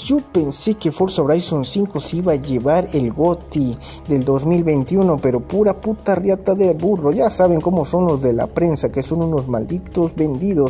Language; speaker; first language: Spanish; native; Spanish